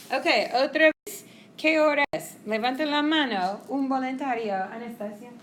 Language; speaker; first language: Spanish; non-native, fluent; English